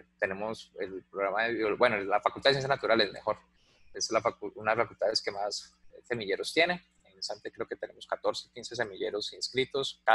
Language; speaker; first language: Spanish; native; Spanish